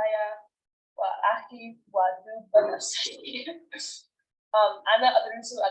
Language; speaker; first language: Arabic; non-native, learner; English